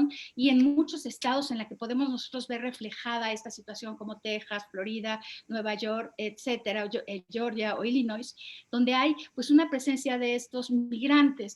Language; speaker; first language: Spanish; native; Spanish